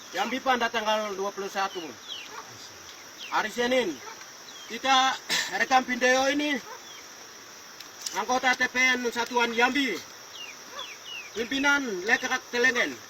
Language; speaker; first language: Indonesian; non-native, local second language; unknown